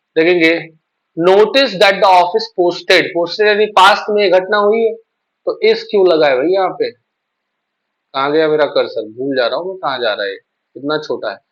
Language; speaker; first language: Hindi; native; Hindi